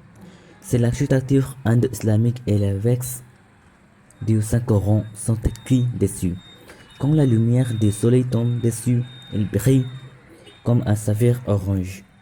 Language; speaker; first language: French; non-native, learner; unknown